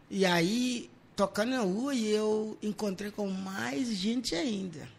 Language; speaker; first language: Portuguese; non-native, learner; English